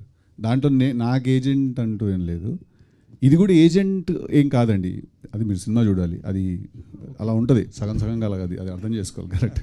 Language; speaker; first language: Telugu; native; Telugu